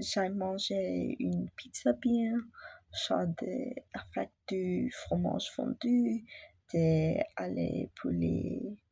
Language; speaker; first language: French; non-native, learner; English